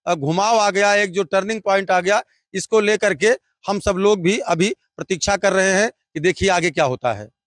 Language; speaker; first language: Hindi; native; Hindi